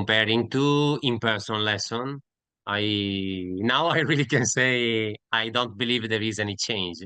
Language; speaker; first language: English; non-native, learner; Italian